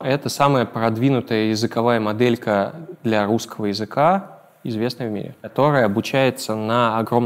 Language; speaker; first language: Russian; native; Russian